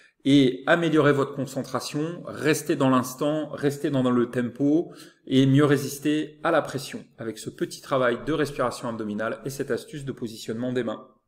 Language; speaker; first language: French; native; French